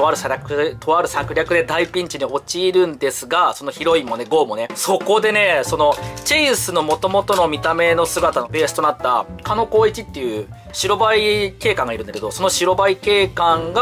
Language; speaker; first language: Japanese; native; Japanese